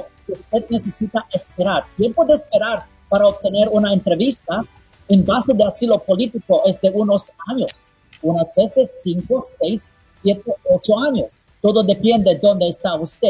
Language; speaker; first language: Spanish; non-native, fluent; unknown